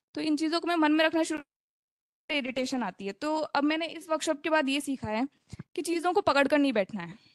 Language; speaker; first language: Hindi; native; Hindi